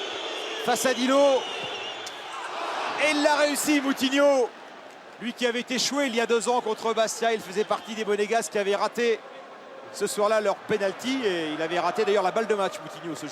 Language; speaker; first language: French; native; French